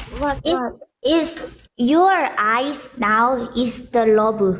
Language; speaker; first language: English; non-native, learner; Thai